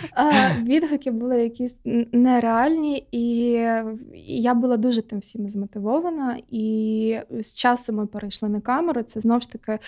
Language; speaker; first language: Ukrainian; non-native, local second language; Russian